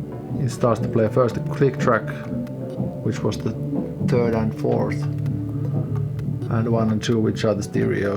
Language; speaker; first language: English; non-native, fluent; Finnish